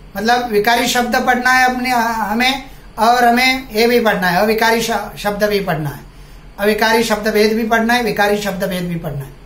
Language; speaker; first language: Hindi; non-native, local second language; Marathi